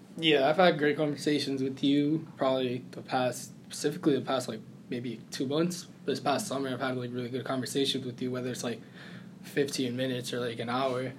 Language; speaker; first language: English; native; English